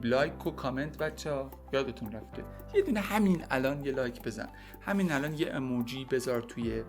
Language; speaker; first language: Persian; native; Persian